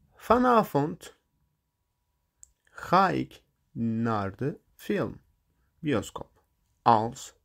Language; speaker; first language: Dutch; non-native, learner; Turkish